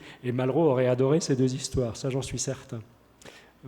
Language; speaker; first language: French; native; French